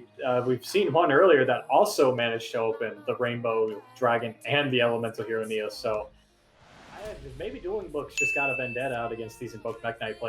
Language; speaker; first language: English; native; English